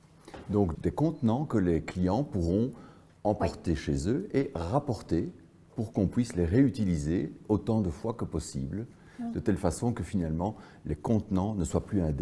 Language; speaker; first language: French; native; French